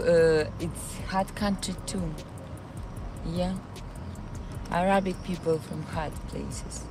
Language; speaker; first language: English; non-native, learner; Russian